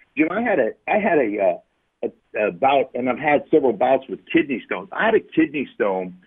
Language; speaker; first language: English; native; English